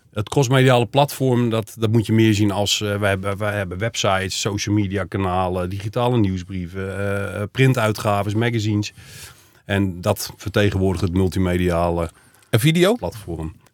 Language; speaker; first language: Dutch; native; Dutch